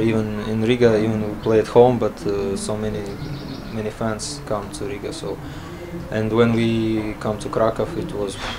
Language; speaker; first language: English; non-native, learner; Latvian